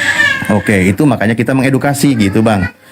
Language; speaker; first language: Indonesian; native; Indonesian